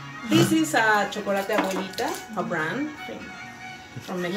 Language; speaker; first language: English; non-native, fluent; Spanish